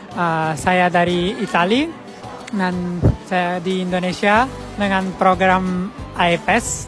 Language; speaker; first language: Indonesian; non-native, learner; Italian